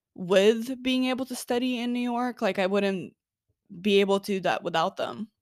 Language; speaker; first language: English; non-native, fluent; Norwegian